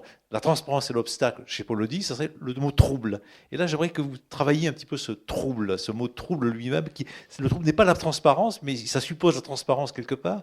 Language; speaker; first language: French; native; French